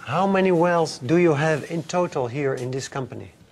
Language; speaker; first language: English; non-native, fluent; Dutch